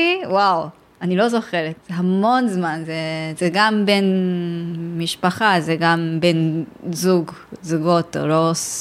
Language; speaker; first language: Hebrew; non-native, learner; Japanese